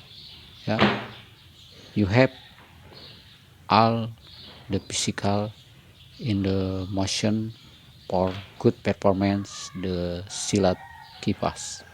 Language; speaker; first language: English; non-native, learner; Indonesian